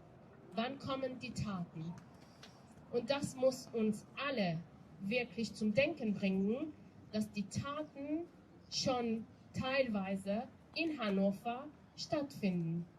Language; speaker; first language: German; non-native, fluent; Persian